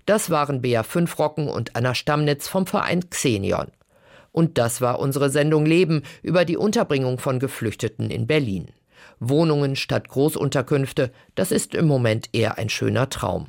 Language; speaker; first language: German; native; German